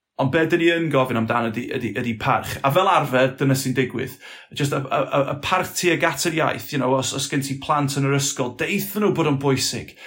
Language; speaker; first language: Welsh; non-native, local second language; English